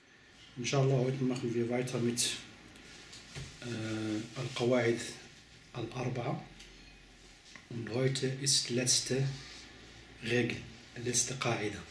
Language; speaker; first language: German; non-native, fluent; Arabic